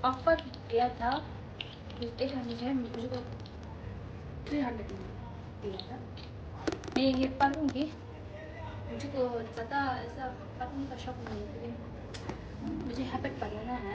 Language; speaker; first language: Hindi; non-native, local second language; Tibetan